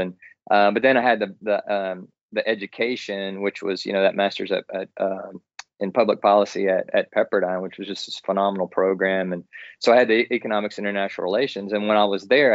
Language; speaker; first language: English; native; English